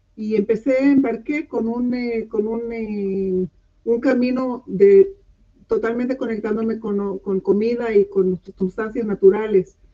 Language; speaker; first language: Spanish; non-native, local second language; English